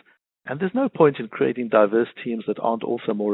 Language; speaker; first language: English; native; English